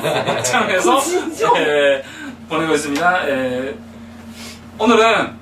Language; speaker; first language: Korean; non-native, fluent; Japanese